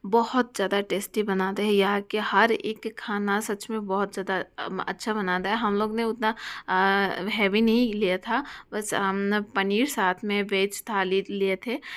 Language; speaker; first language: Hindi; non-native, local second language; Bangla